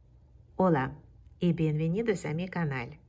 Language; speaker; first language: Spanish; non-native, fluent; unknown